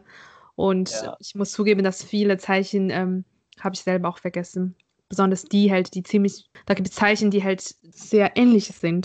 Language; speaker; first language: German; non-native, fluent; Chinese